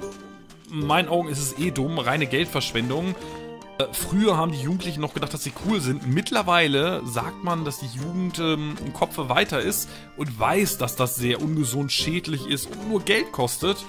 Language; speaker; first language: German; native; German